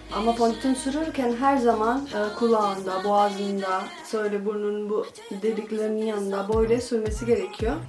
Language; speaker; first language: Turkish; non-native, fluent; Nepali